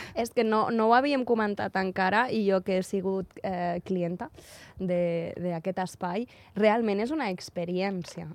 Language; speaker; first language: Catalan; native; Catalan